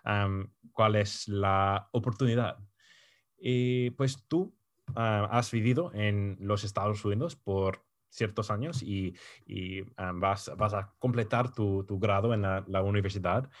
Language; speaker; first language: Spanish; non-native, fluent; English